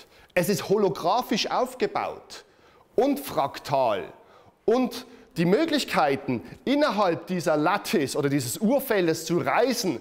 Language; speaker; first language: German; native; German